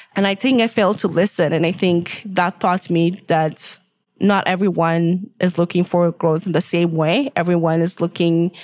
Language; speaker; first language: English; non-native, fluent; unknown